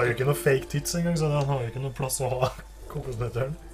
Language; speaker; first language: Norwegian; native; Norwegian